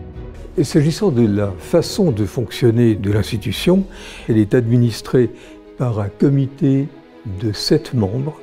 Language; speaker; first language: French; native; French